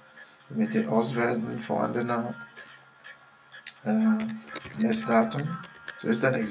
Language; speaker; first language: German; non-native, fluent; French